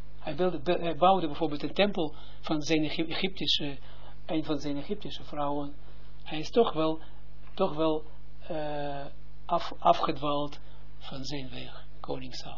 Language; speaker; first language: Dutch; non-native, fluent; Hebrew